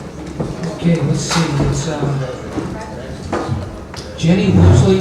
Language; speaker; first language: English; native; English